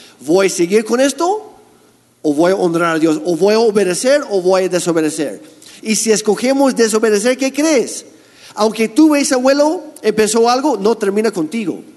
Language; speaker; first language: Spanish; non-native, fluent; English